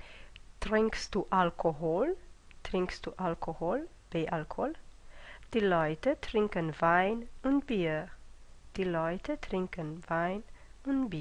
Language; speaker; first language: German; non-native, fluent; Romanian